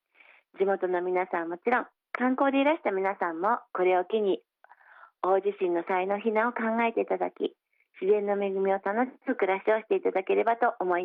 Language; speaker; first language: Japanese; native; Japanese